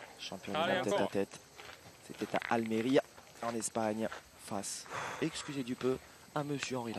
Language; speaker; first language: French; native; French